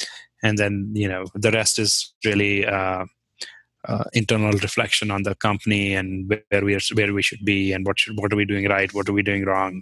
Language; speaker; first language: English; non-native, local second language; Kashmiri